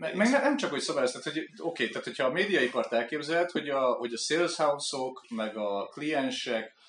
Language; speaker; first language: Hungarian; native; Hungarian